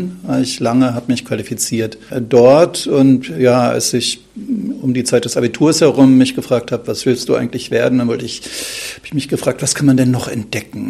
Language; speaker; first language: German; native; German